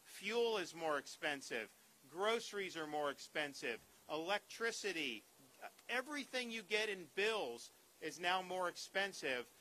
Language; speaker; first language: English; native; English